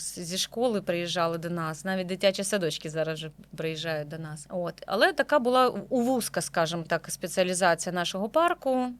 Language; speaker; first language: Ukrainian; native; Ukrainian